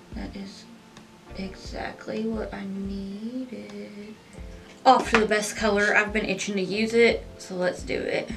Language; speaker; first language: English; native; English